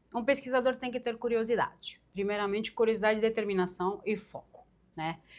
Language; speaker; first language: Portuguese; non-native, fluent; Romanian